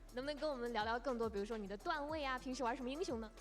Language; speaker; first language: Chinese; native; Chinese